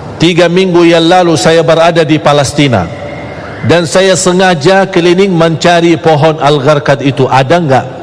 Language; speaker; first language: Malay; non-native, fluent; Arabic